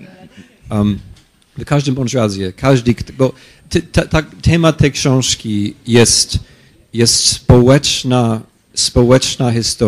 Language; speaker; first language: Polish; non-native, fluent; English